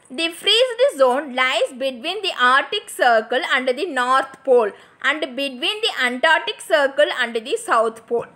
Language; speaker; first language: English; non-native, local second language; Tamil